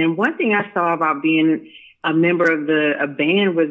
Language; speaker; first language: English; native; English